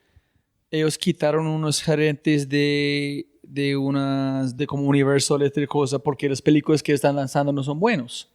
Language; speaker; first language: Spanish; non-native, fluent; English